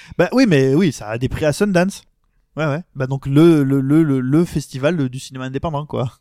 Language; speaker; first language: French; native; French